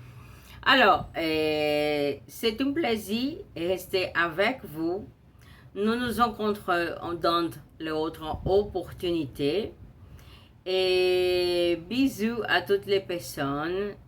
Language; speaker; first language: French; non-native, learner; Portuguese